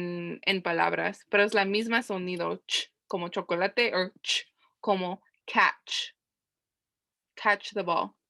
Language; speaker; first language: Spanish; non-native, learner; English